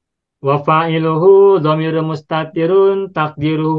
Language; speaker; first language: Arabic; non-native, fluent; Indonesian